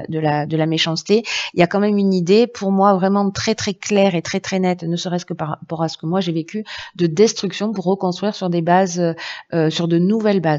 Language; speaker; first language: French; native; French